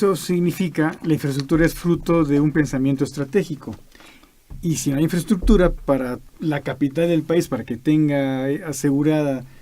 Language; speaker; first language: Spanish; native; Spanish